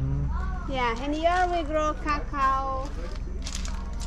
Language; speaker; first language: English; non-native, learner; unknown